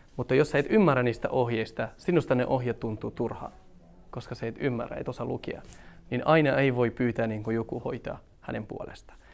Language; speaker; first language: Finnish; non-native, fluent; Central Kurdish